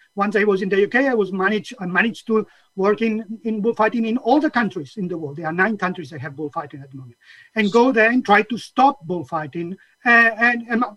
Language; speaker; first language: English; non-native, fluent; Catalan